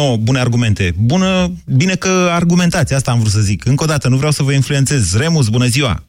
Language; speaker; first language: Romanian; native; Romanian